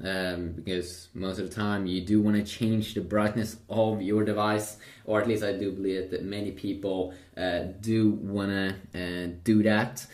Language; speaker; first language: English; non-native, fluent; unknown